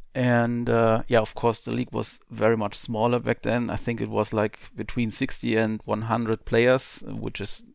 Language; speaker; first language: English; non-native, fluent; German